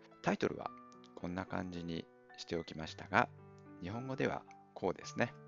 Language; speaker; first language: Japanese; native; Japanese